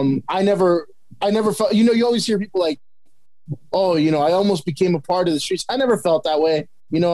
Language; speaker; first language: English; native; English